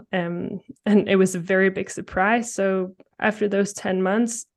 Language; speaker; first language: English; non-native, fluent; Danish